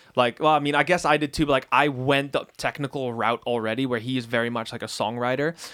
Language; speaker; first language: English; early bilingual, other home language; Dutch